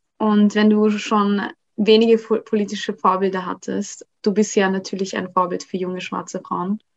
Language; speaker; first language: German; early bilingual, other home language; Somali